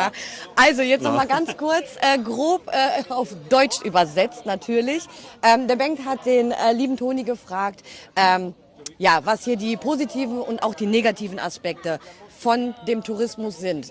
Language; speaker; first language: German; native; German